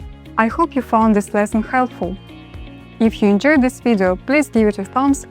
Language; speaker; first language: English; non-native, fluent; Russian